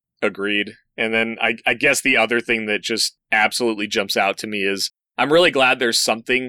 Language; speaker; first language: English; native; English